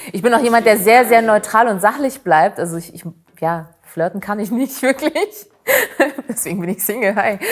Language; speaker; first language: German; early bilingual, other home language; Turkish